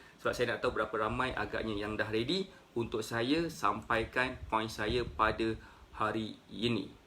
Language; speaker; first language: Malay; native; Malay